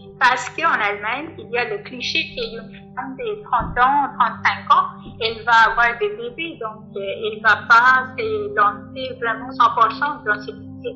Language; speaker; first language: French; non-native, fluent; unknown